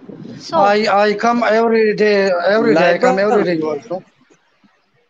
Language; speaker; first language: English; non-native, learner; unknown